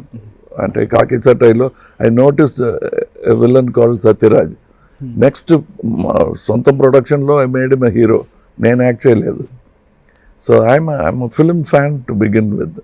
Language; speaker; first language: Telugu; non-native, local second language; Tamil